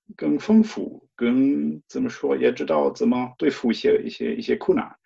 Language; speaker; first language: Chinese; non-native, fluent; German